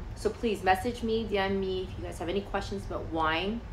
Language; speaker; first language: English; early bilingual, other home language; Chinese